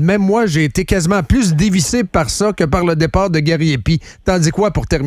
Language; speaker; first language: French; native; French